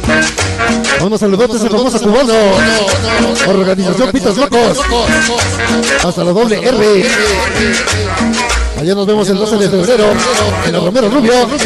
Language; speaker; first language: Spanish; native; Spanish